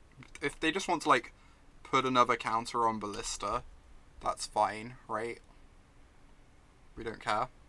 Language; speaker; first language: English; native; English